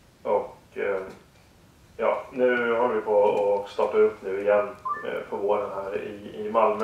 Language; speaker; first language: Swedish; native; Swedish